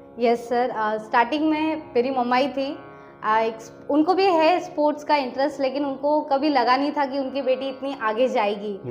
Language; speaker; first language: Hindi; non-native, local second language; Nepali